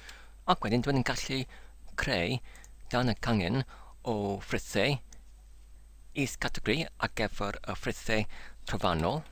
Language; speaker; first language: Welsh; non-native, learner; English